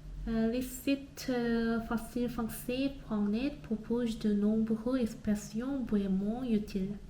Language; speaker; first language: French; non-native, learner; Korean